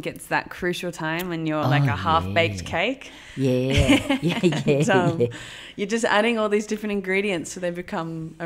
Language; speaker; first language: English; native; English